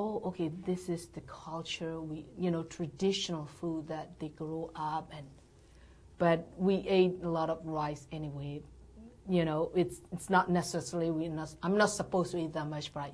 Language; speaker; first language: English; non-native, learner; Burmese